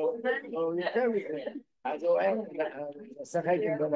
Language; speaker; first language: Hebrew; non-native, fluent; English